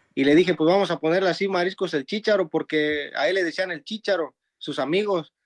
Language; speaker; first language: Spanish; native; Spanish